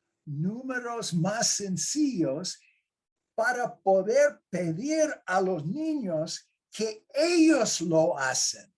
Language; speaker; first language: Spanish; non-native, fluent; English